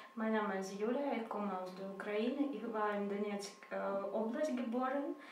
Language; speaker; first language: German; non-native, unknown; Russian